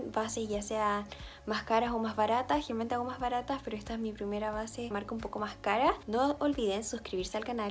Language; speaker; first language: Spanish; native; Spanish